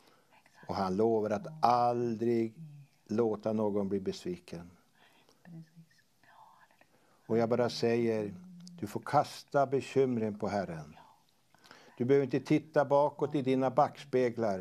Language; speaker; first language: Swedish; native; Swedish